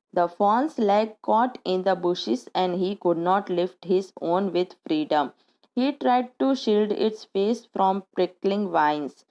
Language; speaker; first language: English; non-native, local second language; Gujarati